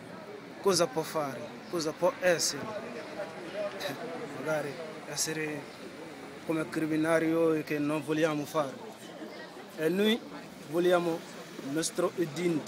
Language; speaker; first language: Italian; non-native, learner; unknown